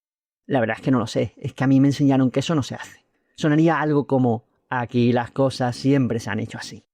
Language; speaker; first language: Spanish; native; Spanish